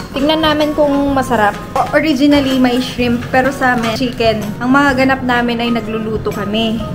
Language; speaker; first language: Filipino; native; Filipino